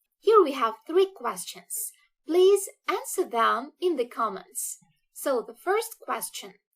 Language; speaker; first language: English; non-native, fluent; Russian